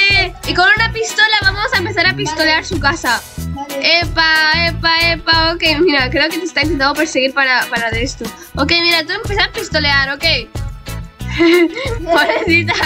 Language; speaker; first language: Spanish; native; Spanish